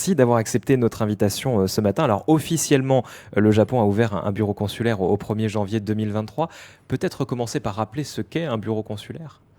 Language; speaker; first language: French; native; French